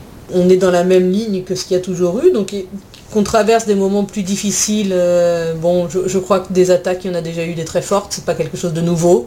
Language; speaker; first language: French; native; French